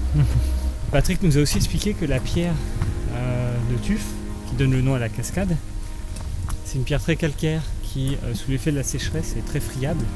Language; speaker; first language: French; native; French